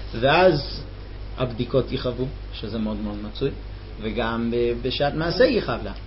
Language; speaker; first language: Hebrew; non-native, fluent; English